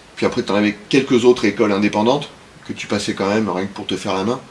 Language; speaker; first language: French; native; French